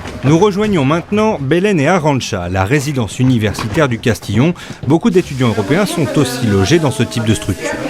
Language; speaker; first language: French; native; French